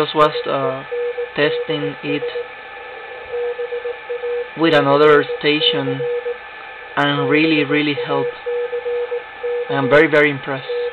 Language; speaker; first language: English; non-native, fluent; Spanish